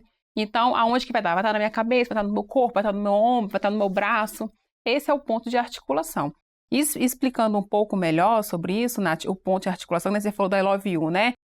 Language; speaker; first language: Portuguese; native; Portuguese